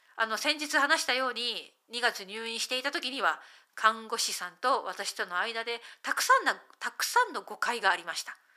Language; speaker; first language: Japanese; native; Japanese